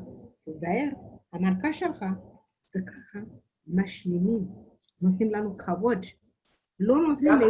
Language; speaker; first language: Hebrew; non-native, learner; Amharic